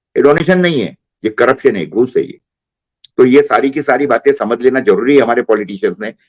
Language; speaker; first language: Hindi; non-native, local second language; Marathi